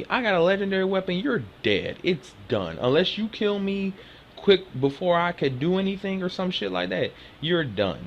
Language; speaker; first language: English; native; English